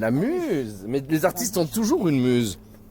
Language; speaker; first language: French; native; French